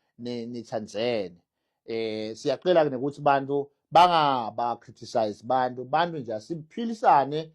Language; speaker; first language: Zulu; non-native, local second language; Swati